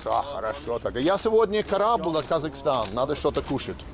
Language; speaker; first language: Russian; non-native, learner; English